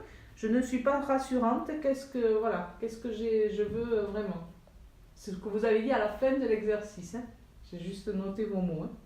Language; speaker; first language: French; native; French